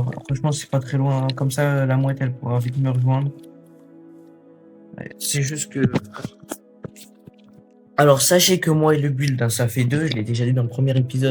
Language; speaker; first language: French; native; French